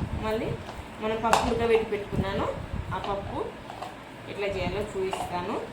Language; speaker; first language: Telugu; native; Telugu